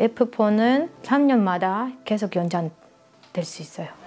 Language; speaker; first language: Korean; non-native, learner; Russian